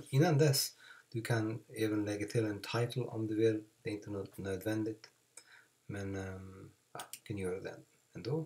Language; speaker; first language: Swedish; non-native, fluent; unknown